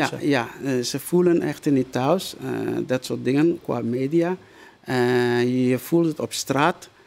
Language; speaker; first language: Dutch; non-native, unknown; Somali